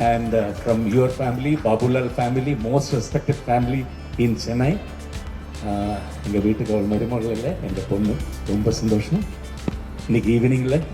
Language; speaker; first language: Tamil; non-native, fluent; Malayalam